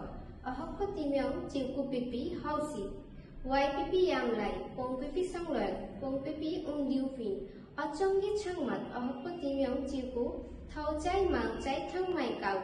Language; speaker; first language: Cantonese; non-native, learner; Bangla